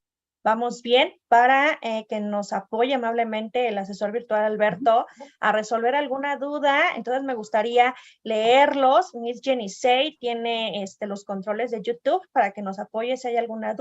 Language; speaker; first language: Spanish; native; Spanish